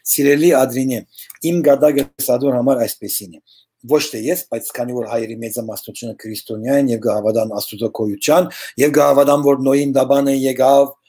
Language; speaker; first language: Armenian; early bilingual, heritage; Armenian